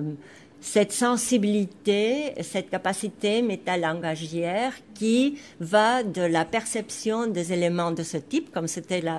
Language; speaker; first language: French; non-native, fluent; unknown